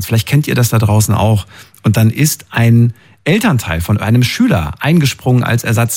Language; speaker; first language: German; native; German